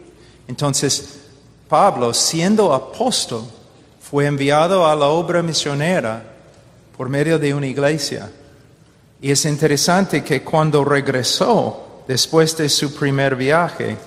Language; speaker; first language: Spanish; non-native, fluent; English